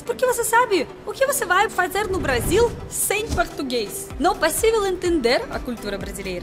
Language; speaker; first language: Portuguese; non-native, learner; Russian